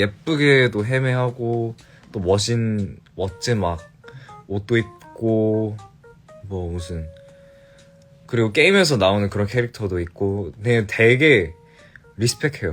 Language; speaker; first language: Korean; early bilingual, heritage; English